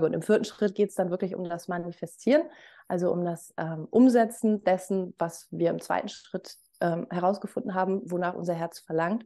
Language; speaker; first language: German; native; German